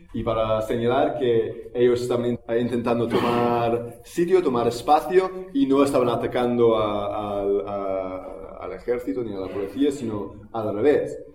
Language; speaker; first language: Spanish; non-native, fluent; English